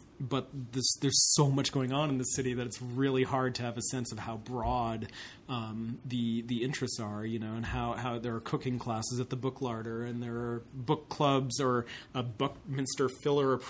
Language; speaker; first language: English; native; English